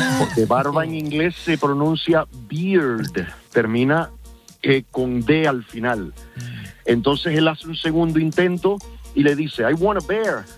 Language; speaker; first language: Spanish; early bilingual, heritage; Spanish